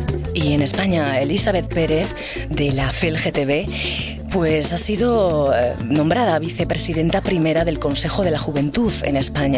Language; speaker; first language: Spanish; native; Spanish